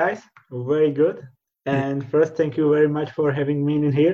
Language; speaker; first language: English; non-native, learner; Czech